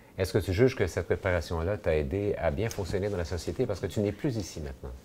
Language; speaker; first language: French; native; French